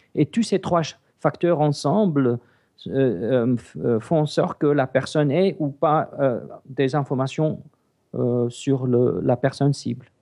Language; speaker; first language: French; non-native, fluent; Greek